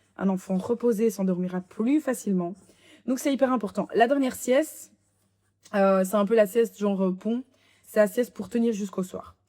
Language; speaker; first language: French; native; French